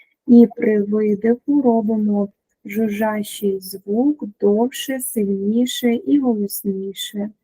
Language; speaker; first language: Ukrainian; native; Ukrainian